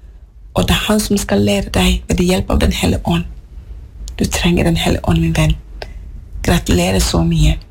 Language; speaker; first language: Norwegian; non-native, fluent; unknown